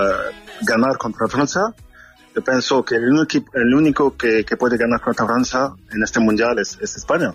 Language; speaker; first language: Spanish; non-native, learner; French